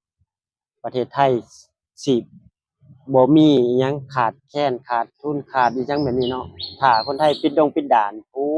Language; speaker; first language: Thai; non-native, local second language; Northeastern Thai